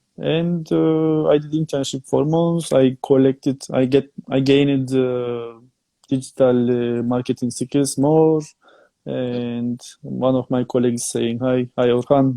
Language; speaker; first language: English; non-native, fluent; Turkish